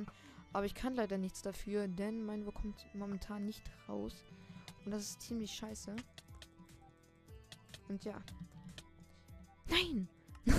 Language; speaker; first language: German; native; German